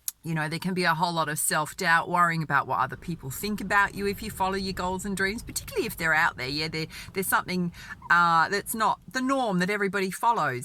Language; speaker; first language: English; native; English